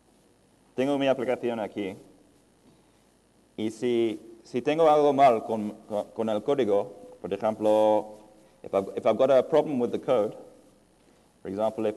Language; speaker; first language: Spanish; non-native, fluent; English